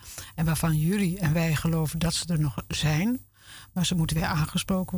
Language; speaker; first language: Dutch; native; Dutch